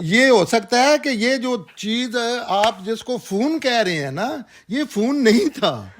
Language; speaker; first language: Urdu; non-native, local second language; Punjabi